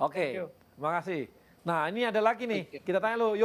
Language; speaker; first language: Indonesian; native; Indonesian